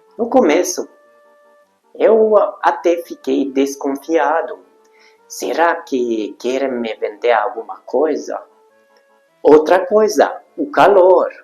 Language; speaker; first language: Portuguese; non-native, fluent; Hungarian